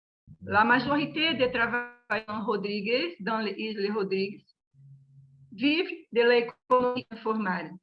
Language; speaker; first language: French; non-native, learner; Portuguese